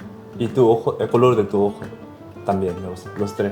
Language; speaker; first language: Spanish; non-native, learner; Korean